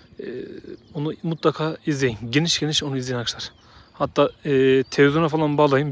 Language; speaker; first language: Turkish; native; Turkish